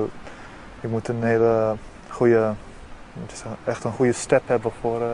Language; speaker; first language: Dutch; early bilingual, heritage; Dutch